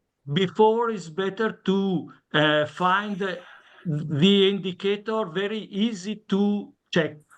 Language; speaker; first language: English; non-native, learner; Italian